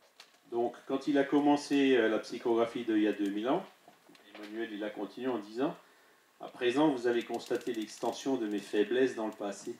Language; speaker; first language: French; native; French